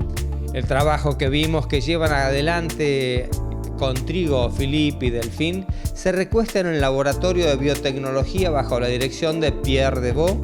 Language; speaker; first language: Spanish; native; Spanish